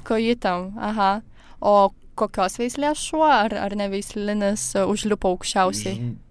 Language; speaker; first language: Lithuanian; native; Lithuanian